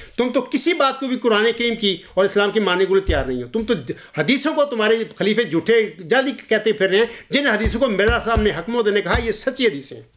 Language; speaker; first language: Urdu; non-native, local second language; Punjabi